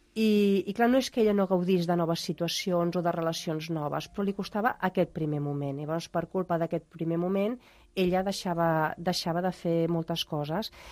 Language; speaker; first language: Catalan; native; Catalan